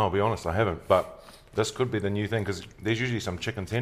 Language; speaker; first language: English; native; English